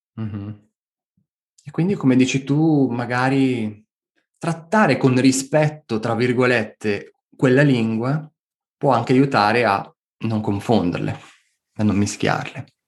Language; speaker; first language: Italian; native; Italian